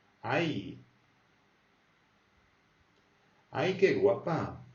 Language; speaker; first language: Spanish; non-native, fluent; French